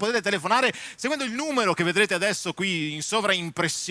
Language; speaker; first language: Italian; native; Italian